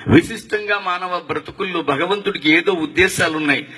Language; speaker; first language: Telugu; non-native, local second language; Tamil